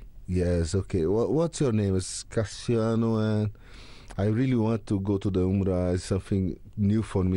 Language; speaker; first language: English; non-native, learner; Portuguese